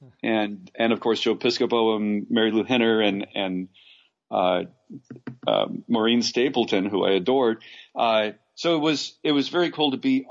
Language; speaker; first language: English; native; English